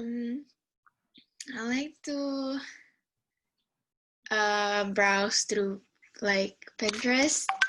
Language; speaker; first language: English; non-native, fluent; Indonesian